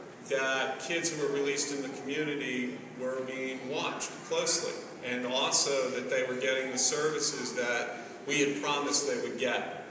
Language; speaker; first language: English; native; English